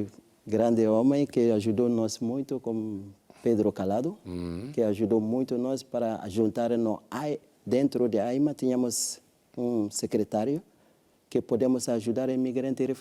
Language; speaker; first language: Portuguese; non-native, learner; French